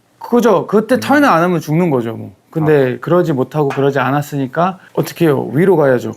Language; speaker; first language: Korean; early bilingual, heritage; Korean